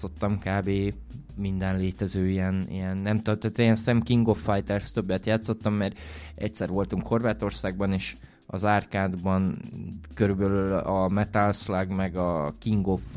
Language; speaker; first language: Hungarian; native; Hungarian